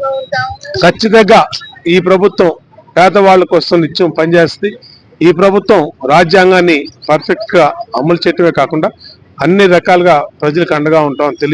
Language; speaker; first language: Telugu; native; Telugu